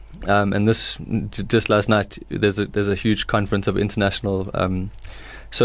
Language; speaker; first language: English; native; English